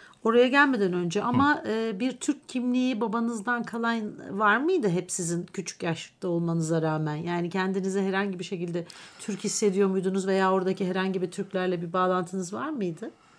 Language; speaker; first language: Turkish; native; Turkish